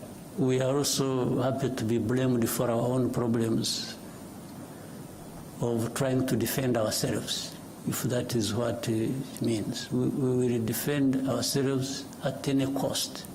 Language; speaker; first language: English; non-native, local second language; Kinyarwanda